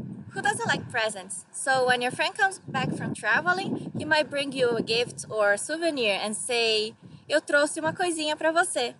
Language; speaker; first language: English; non-native, fluent; Portuguese